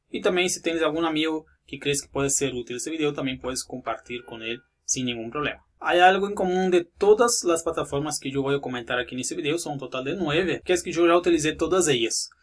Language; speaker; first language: Spanish; non-native, fluent; Portuguese